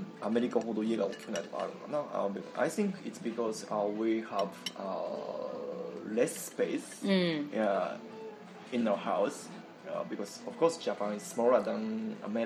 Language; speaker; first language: English; non-native, learner; Japanese